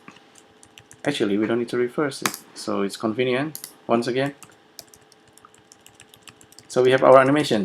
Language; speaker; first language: English; non-native, fluent; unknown